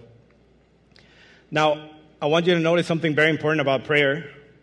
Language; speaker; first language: English; non-native, fluent; Spanish